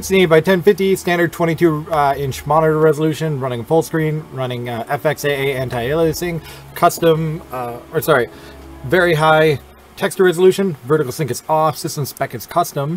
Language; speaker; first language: English; native; English